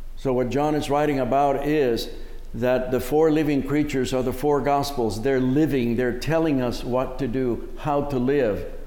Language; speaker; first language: English; early bilingual, other home language; Spanish